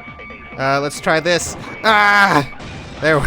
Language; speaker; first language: English; native; English